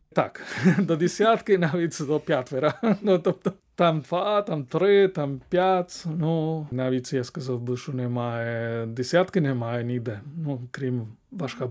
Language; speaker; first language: Ukrainian; non-native, fluent; Spanish